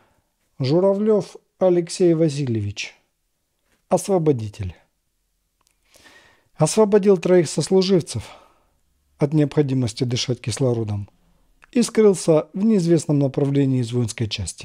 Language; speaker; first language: Russian; native; Russian